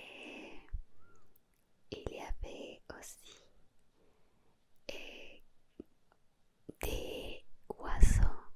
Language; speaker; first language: French; non-native, learner; Spanish